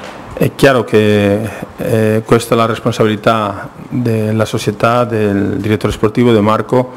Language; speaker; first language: Italian; non-native, fluent; Spanish